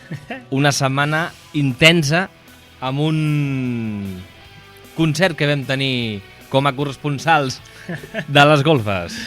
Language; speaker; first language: Catalan; native; Catalan